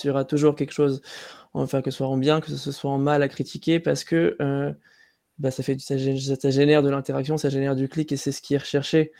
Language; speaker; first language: French; native; French